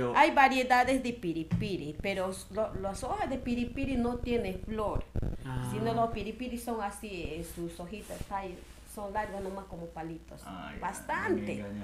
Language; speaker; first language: Spanish; non-native, local second language; Shipibo-Conibo